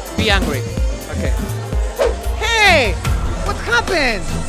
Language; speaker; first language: English; non-native, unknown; Spanish